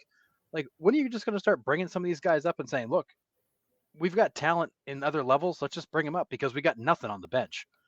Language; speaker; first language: English; native; English